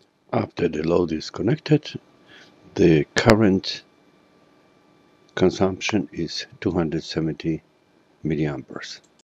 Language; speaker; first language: English; non-native, fluent; Polish